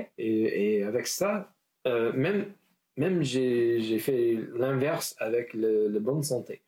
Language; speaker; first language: French; non-native, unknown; English